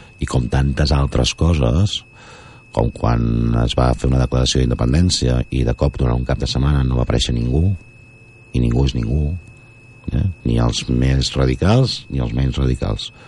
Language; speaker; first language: Catalan; native; Catalan